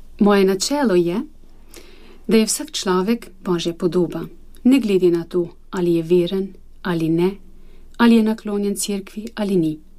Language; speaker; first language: Slovenian; non-native, fluent; Albanian